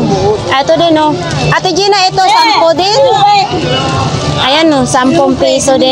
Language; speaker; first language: Filipino; native; Filipino